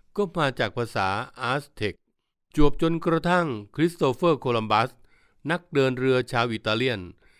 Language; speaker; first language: Thai; native; Thai